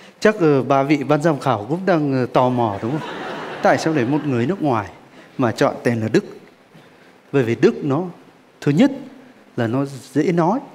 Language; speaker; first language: Vietnamese; non-native, fluent; Turkish